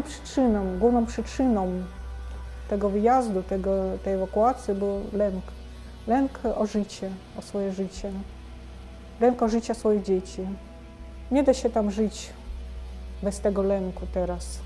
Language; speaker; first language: Polish; non-native, fluent; Russian